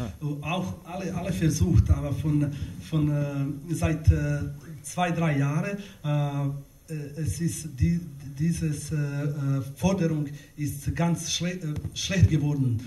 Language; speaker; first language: German; non-native, learner; Bosnian